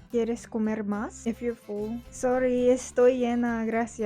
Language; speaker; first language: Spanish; non-native, learner; English